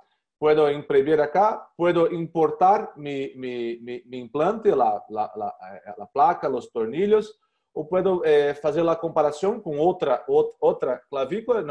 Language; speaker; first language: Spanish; non-native, learner; Portuguese